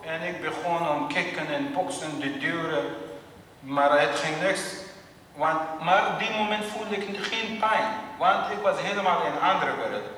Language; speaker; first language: Dutch; non-native, learner; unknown